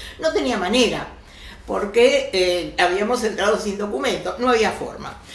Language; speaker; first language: Spanish; early bilingual, other home language; Yiddish